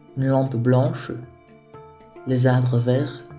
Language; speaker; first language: French; non-native, fluent; Portuguese